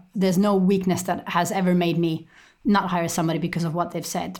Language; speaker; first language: English; non-native, fluent; Estonian